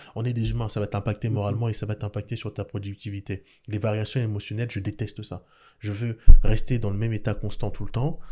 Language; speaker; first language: French; early bilingual, other home language; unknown